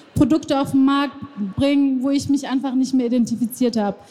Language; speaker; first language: German; non-native, fluent; Persian